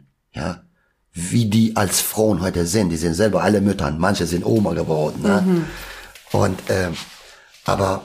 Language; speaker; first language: German; non-native, local second language; Albanian